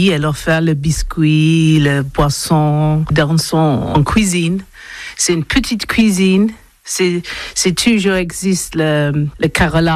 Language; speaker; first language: French; non-native, learner; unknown